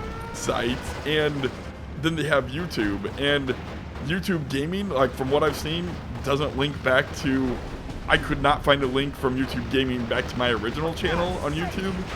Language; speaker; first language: English; native; English